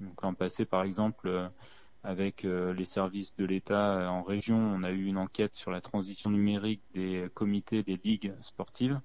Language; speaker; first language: French; native; French